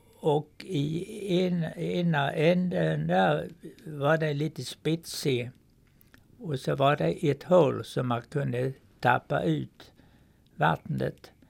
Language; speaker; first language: Swedish; native; Swedish